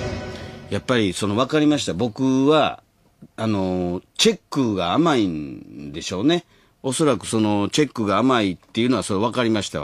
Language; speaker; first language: Japanese; native; Japanese